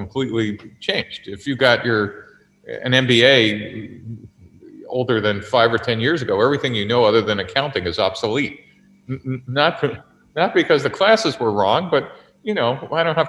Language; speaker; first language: English; native; English